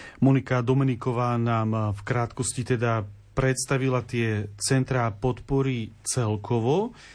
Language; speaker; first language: Slovak; native; Slovak